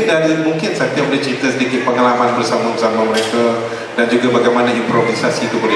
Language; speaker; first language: Malay; native; Malay